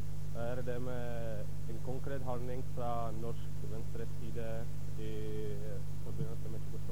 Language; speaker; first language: Norwegian; non-native, fluent; Czech